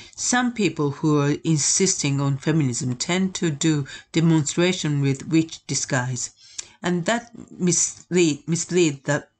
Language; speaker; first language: English; non-native, fluent; Japanese